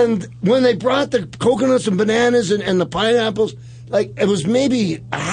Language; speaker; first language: English; native; English